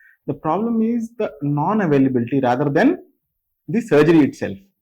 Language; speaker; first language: English; non-native, local second language; Telugu